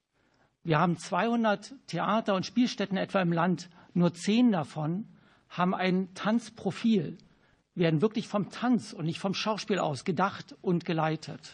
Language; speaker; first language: German; native; German